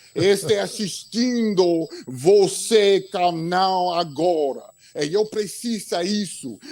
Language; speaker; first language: Portuguese; non-native, learner; English